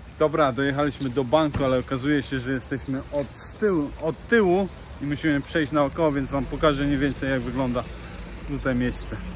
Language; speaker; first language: Polish; native; Polish